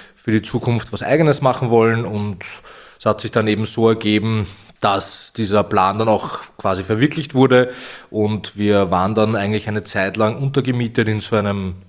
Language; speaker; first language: German; native; German